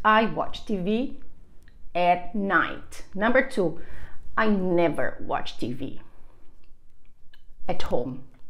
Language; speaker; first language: English; non-native, fluent; Portuguese